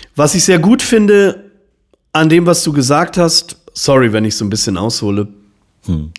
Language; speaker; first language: German; native; German